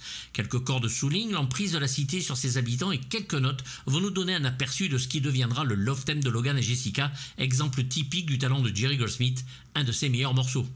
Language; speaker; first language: French; native; French